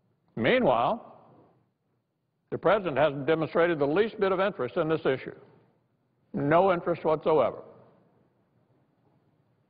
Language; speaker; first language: English; native; English